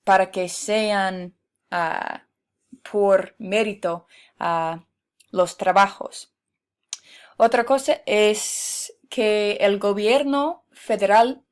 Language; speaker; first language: Spanish; non-native, fluent; English